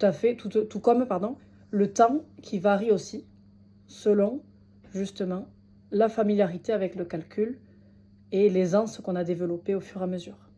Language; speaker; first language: French; native; French